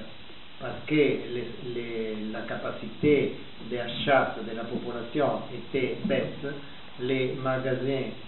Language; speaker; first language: French; non-native, fluent; Italian